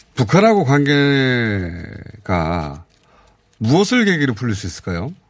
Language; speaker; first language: Korean; native; Korean